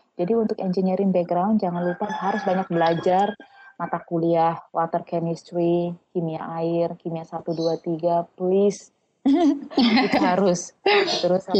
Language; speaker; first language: Indonesian; non-native, local second language; Tetum